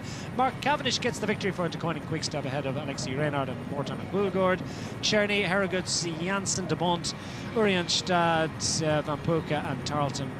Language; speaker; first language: English; native; English